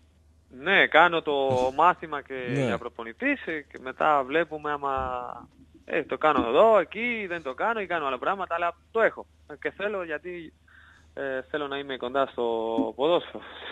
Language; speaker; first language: Greek; non-native, learner; Spanish